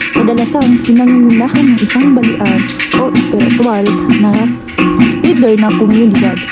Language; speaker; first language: Filipino; non-native, local second language; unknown